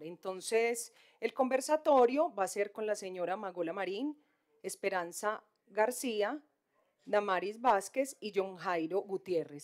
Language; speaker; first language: Spanish; native; Spanish